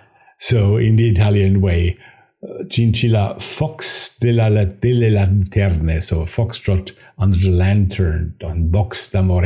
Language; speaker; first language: English; non-native, fluent; German